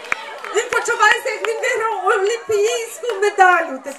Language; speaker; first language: Ukrainian; early bilingual, heritage; Ukrainian